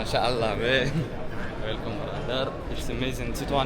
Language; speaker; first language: English; non-native, learner; Arabic